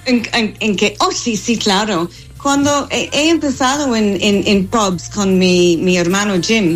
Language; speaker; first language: Spanish; non-native, fluent; English